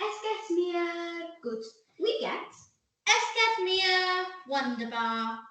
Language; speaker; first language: German; non-native, learner; English